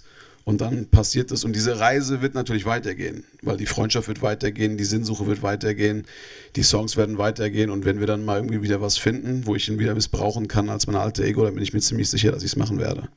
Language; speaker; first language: German; native; German